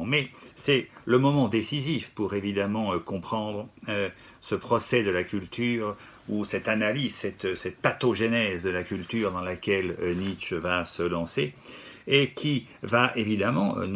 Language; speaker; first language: French; native; French